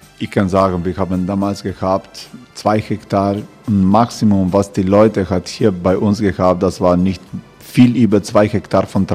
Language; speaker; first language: German; non-native, fluent; Croatian